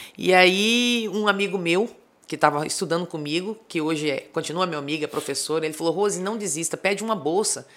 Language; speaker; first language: Portuguese; native; Portuguese